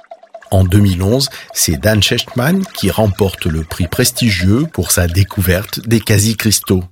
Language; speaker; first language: French; native; French